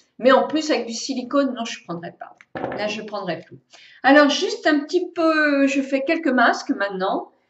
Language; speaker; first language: French; native; French